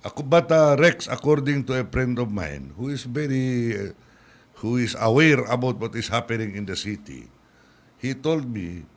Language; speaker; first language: English; non-native, local second language; Chavacano